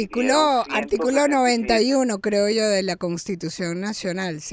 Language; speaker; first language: Spanish; native; Spanish